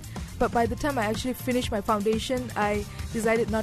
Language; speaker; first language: English; non-native, local second language; Tamil